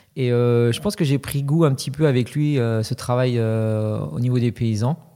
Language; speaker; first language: French; native; French